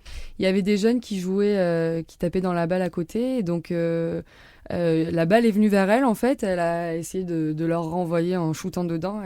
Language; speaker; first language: French; native; French